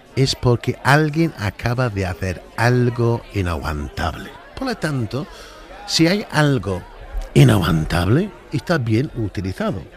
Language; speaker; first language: Spanish; non-native, fluent; English